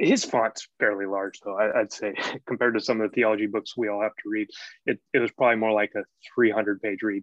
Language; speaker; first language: English; native; English